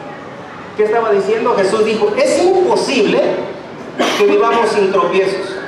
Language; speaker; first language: Spanish; native; Spanish